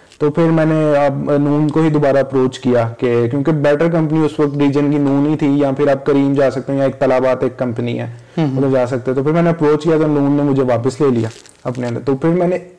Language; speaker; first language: Urdu; native; Urdu